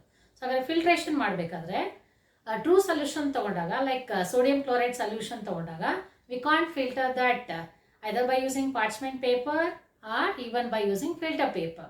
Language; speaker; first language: English; non-native, local second language; Kannada